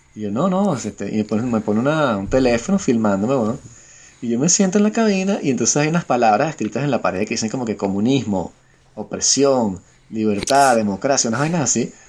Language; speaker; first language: Spanish; native; Spanish